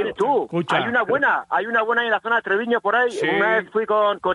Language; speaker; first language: Spanish; native; Spanish